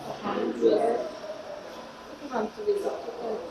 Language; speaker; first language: English; non-native, learner; Turkish